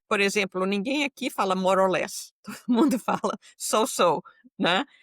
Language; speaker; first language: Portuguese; native; Portuguese